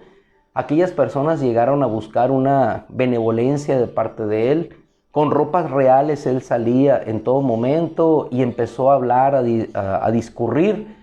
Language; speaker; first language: Spanish; native; Spanish